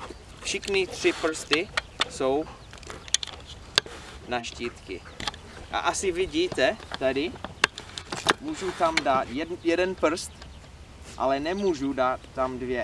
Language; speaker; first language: Czech; non-native, learner; English